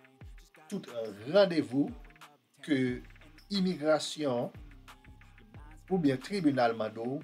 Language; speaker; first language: French; non-native, learner; Haitian Creole